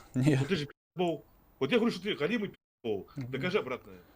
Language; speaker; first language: Russian; native; Russian